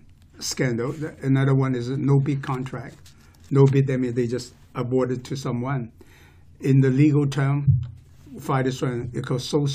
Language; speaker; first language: English; non-native, local second language; Cantonese